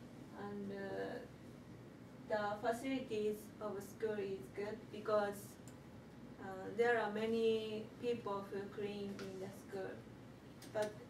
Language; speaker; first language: English; non-native, learner; Japanese